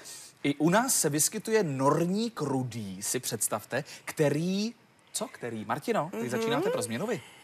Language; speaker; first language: Czech; native; Czech